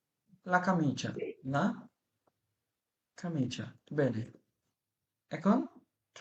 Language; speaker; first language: Italian; non-native, fluent; Bangla